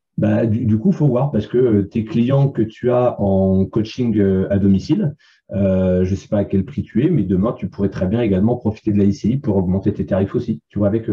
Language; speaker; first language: French; native; French